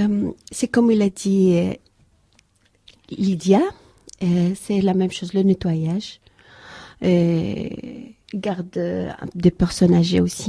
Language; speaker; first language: French; non-native, learner; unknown